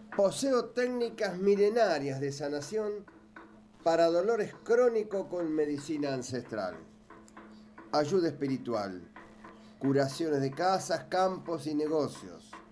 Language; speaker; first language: Spanish; native; Spanish